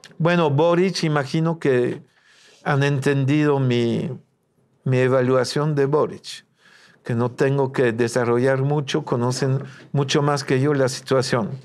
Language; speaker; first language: Spanish; non-native, fluent; French